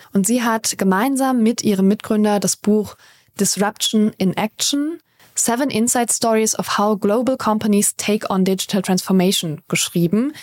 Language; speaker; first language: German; native; German